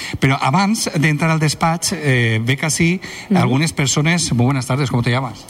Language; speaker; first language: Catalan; native; Catalan